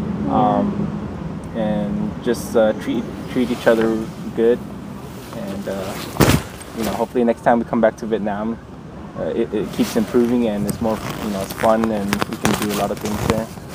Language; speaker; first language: English; early bilingual, other home language; Vietnamese